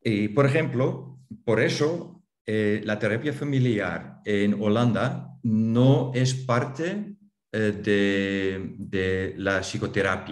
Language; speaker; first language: Spanish; non-native, fluent; Dutch